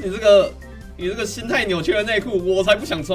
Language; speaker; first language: Chinese; native; Chinese